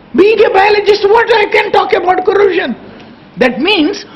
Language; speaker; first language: English; non-native, local second language; Kannada